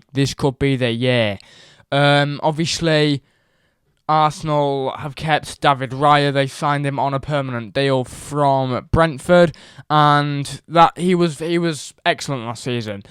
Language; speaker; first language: English; native; English